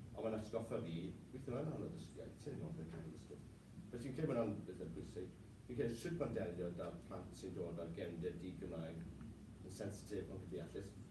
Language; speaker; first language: Welsh; non-native, local second language; English